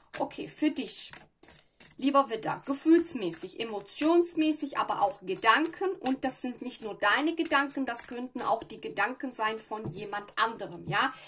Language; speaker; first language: German; non-native, fluent; Italian